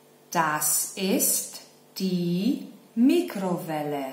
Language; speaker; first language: German; non-native, fluent; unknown